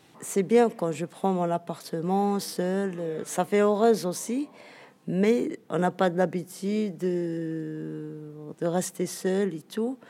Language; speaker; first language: French; non-native, fluent; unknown